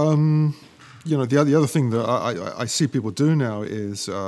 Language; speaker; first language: English; native; English